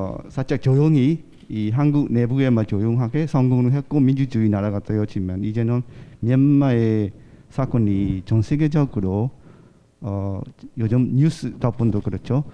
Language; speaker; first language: Korean; non-native, fluent; Burmese